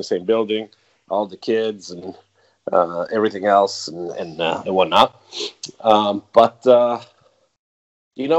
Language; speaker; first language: English; non-native, fluent; Italian